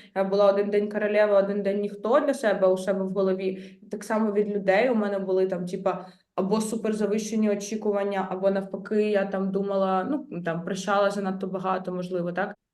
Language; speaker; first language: Ukrainian; native; Ukrainian